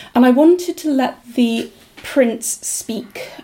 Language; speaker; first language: English; native; English